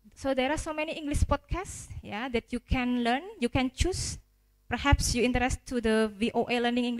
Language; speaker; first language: English; non-native, fluent; Indonesian